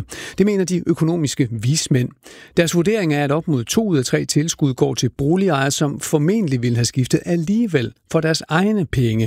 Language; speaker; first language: Danish; native; Danish